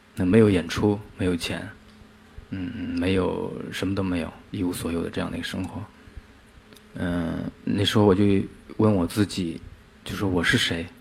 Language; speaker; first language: Chinese; native; Chinese